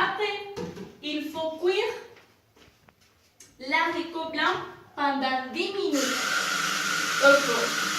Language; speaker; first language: French; non-native, learner; Spanish